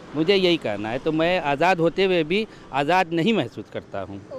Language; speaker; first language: Hindi; native; Hindi